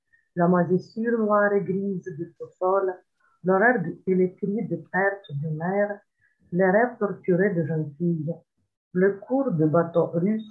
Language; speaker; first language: French; non-native, fluent; Ukrainian